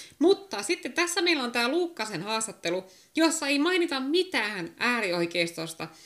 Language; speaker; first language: Finnish; native; Finnish